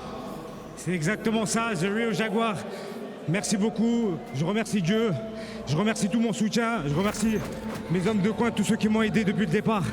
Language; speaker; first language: French; native; French